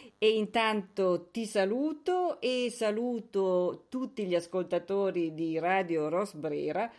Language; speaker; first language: Italian; native; Italian